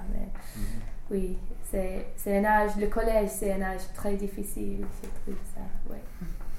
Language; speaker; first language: French; non-native, fluent; English